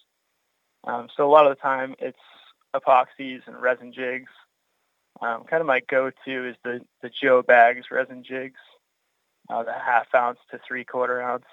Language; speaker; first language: English; native; English